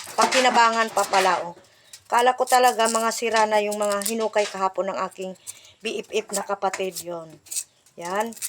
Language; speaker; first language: Filipino; non-native, local second language; Cebuano